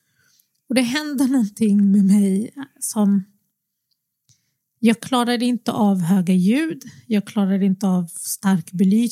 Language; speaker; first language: Swedish; early bilingual, other home language; Arabic